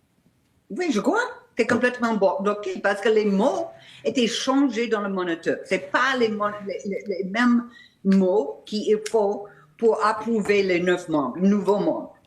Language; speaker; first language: French; non-native, fluent; English